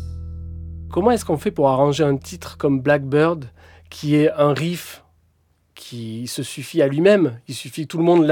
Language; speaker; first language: French; native; French